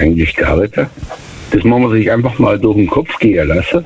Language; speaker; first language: German; native; German